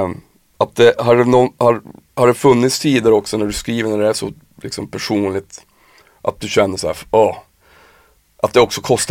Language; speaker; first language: Swedish; native; Swedish